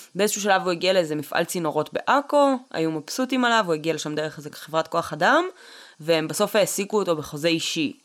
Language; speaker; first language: Hebrew; early bilingual, other home language; Russian